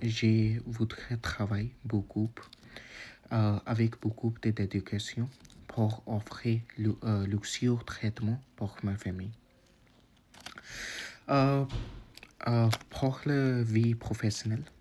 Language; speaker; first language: French; non-native, learner; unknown